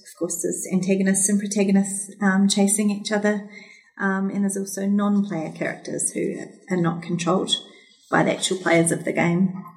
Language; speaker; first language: English; native; English